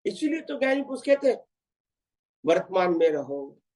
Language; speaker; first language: Hindi; non-native, local second language; Gujarati